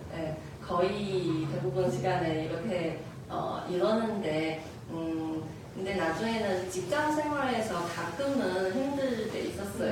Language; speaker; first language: Korean; non-native, fluent; Chinese